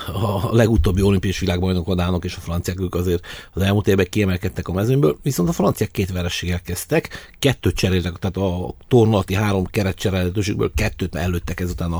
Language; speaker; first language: Hungarian; native; Hungarian